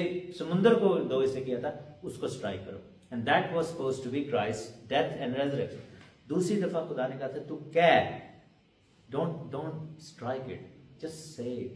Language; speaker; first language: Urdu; non-native, local second language; Punjabi